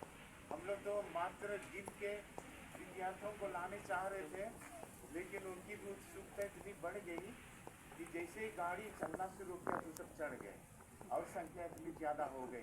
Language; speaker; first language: Hindi; native; Hindi